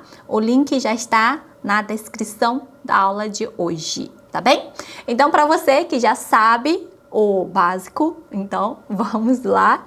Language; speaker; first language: Portuguese; non-native, fluent; Chinese